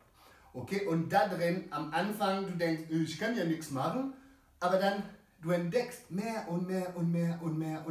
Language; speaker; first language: German; non-native, fluent; French